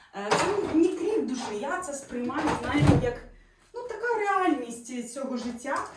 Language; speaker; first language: Ukrainian; non-native, local second language; Russian